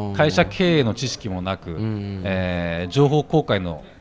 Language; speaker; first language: Japanese; native; Japanese